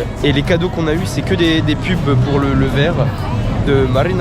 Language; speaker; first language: French; native; French